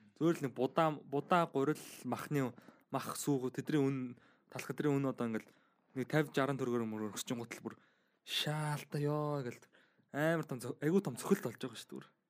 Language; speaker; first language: Mongolian; native; Mongolian